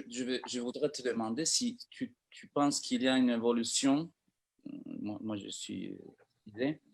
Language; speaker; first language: French; non-native, fluent; Spanish